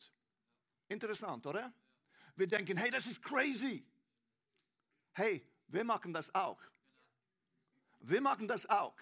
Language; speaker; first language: German; non-native, learner; English